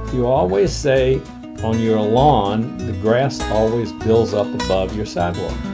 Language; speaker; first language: English; native; English